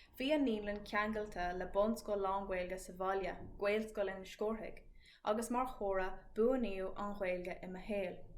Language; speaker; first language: Irish; non-native, local second language; English